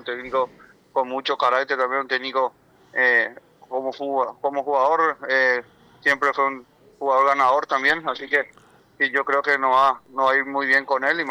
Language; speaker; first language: Spanish; native; Spanish